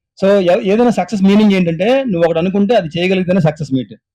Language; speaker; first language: Telugu; native; Telugu